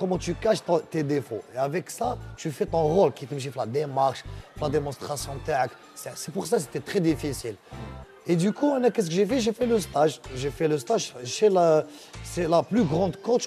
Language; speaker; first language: French; non-native, local second language; Arabic